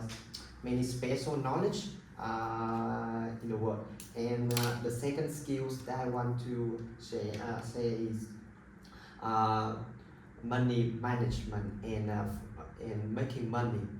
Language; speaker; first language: English; non-native, learner; Vietnamese